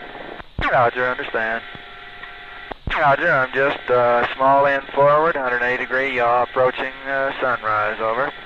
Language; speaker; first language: English; native; English